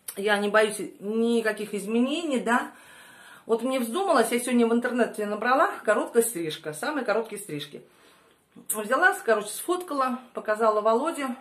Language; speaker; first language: Russian; native; Russian